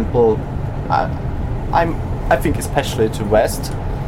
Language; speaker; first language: English; non-native, fluent; Czech